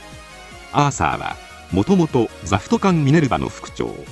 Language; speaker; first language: Japanese; native; Japanese